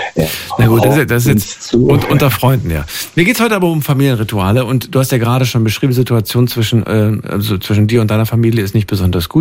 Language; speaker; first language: German; native; German